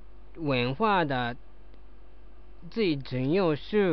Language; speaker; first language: Chinese; non-native, learner; Japanese